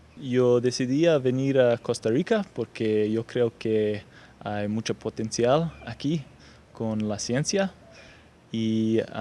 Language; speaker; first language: Spanish; non-native, fluent; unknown